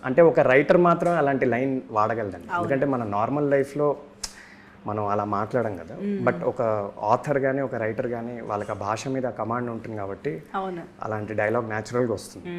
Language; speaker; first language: Telugu; native; Telugu